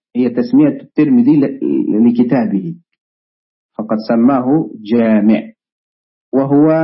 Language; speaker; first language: Arabic; non-native, fluent; Indonesian